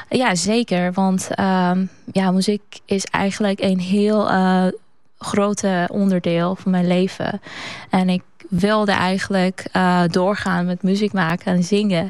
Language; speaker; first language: Dutch; non-native, learner; Persian